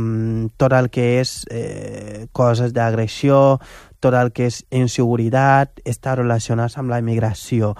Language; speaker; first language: Catalan; non-native, fluent; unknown